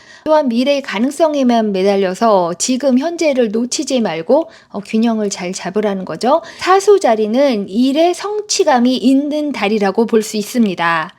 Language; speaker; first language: Korean; native; Korean